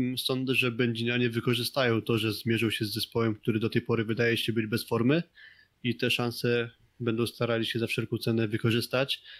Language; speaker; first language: Polish; native; Polish